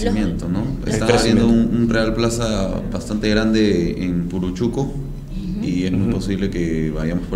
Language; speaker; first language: Spanish; native; Spanish